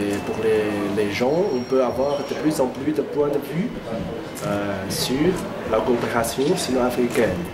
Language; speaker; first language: French; non-native, fluent; Chinese